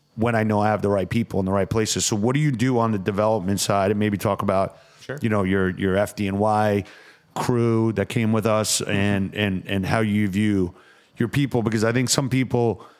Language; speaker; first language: English; native; English